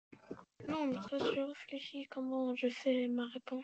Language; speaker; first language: French; non-native, learner; Arabic